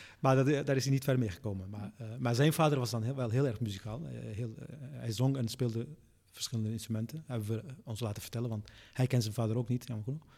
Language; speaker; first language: Dutch; early bilingual, other home language; Arabic